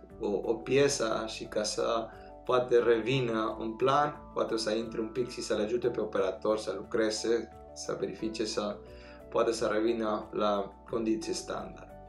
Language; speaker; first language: Romanian; non-native, fluent; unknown